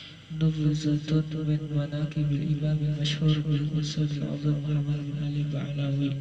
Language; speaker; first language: Indonesian; native; Indonesian